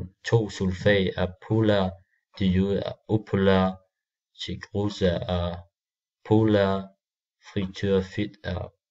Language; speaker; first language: Danish; non-native, learner; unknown